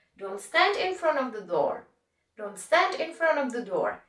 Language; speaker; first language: English; non-native, fluent; Czech